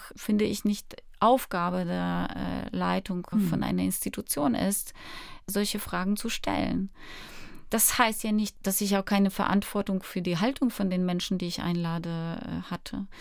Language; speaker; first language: German; early bilingual, other home language; Polish